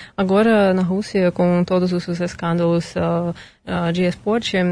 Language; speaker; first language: Portuguese; non-native, fluent; Russian